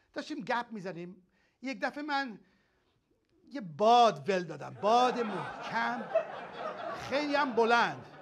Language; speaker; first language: Persian; early bilingual, heritage; Persian